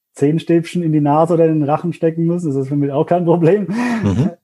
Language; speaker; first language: German; native; German